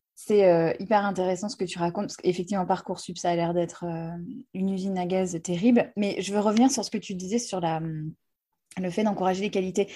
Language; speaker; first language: French; native; French